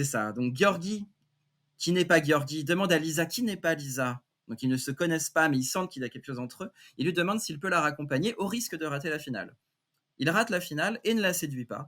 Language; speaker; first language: French; native; French